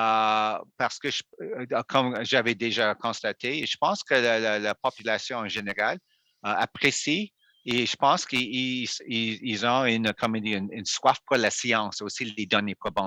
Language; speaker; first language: French; non-native, local second language; English